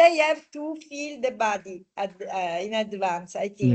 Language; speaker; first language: English; non-native, fluent; Italian